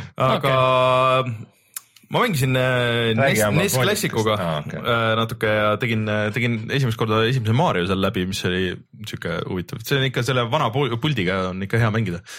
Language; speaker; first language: Estonian; native; Estonian